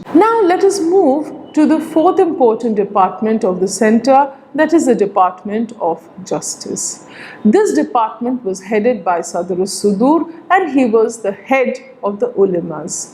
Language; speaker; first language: English; non-native, local second language; Bangla